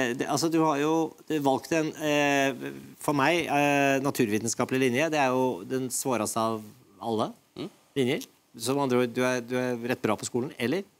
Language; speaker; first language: Norwegian; native; Norwegian